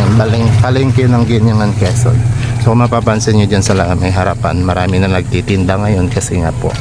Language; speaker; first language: Filipino; native; Filipino